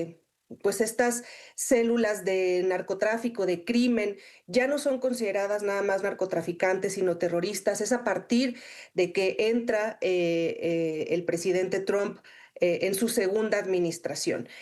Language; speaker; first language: Spanish; native; Spanish